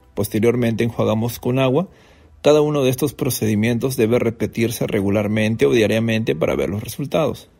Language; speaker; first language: Spanish; native; Spanish